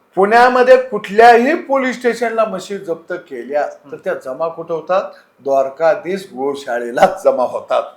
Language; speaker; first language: Marathi; native; Marathi